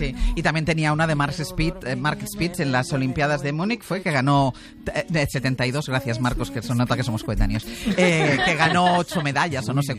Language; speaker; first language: Spanish; native; Spanish